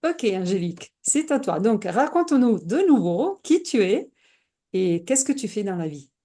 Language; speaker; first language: French; non-native, fluent; Italian